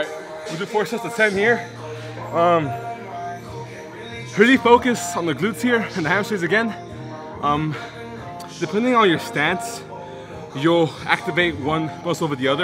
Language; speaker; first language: English; native; English